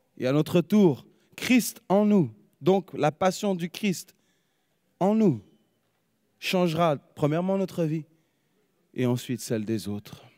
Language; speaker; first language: French; native; French